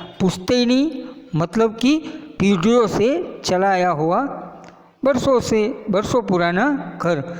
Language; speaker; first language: Hindi; non-native, local second language; Gujarati